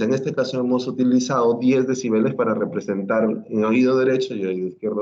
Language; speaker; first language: Spanish; native; Spanish